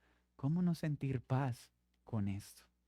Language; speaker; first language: Spanish; native; Spanish